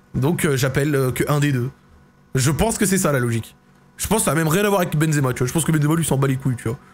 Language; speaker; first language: French; native; French